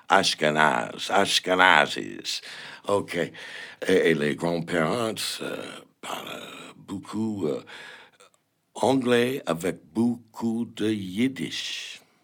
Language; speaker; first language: French; non-native, learner; English